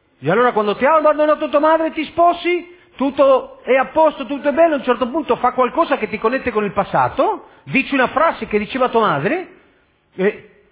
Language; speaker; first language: Italian; non-native, fluent; Spanish